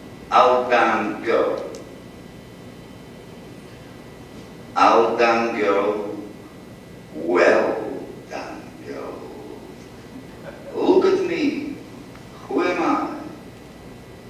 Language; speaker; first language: English; non-native, fluent; Russian